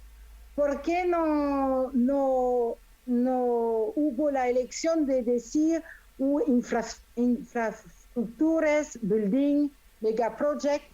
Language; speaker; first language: Spanish; non-native, fluent; French